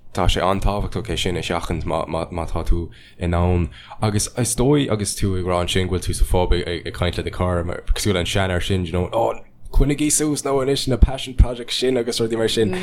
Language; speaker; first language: Irish; non-native, local second language; English